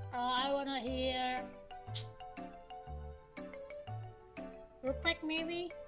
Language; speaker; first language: English; non-native, learner; Indonesian